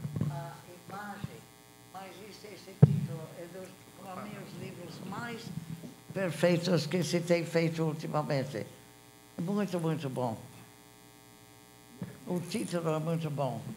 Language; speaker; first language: Portuguese; non-native, fluent; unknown